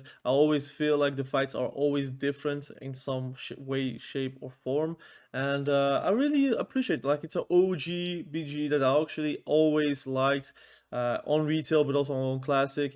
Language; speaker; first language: English; non-native, fluent; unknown